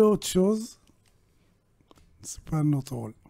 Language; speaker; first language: French; non-native, learner; Hebrew